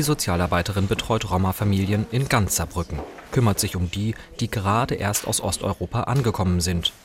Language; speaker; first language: German; native; German